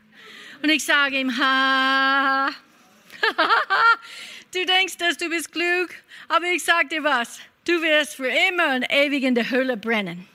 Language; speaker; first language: German; non-native, fluent; English